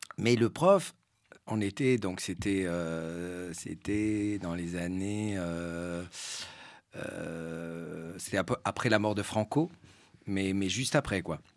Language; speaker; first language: French; early bilingual, other home language; Spanish